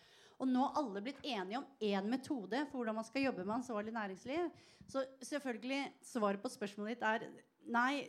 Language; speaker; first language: Norwegian; native; Norwegian